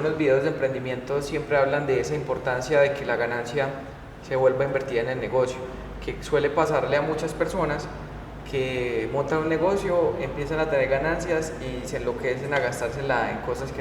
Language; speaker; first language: Spanish; native; Spanish